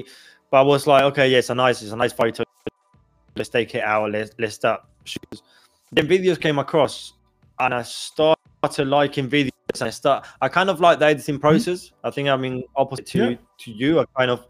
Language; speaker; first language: English; non-native, fluent; Spanish